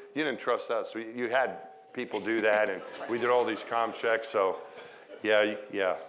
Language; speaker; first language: English; native; English